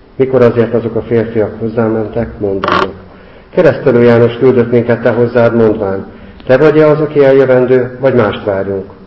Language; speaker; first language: Hungarian; native; Hungarian